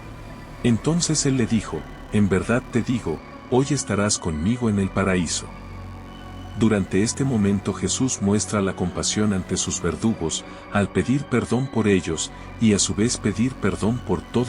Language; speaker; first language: Spanish; native; Spanish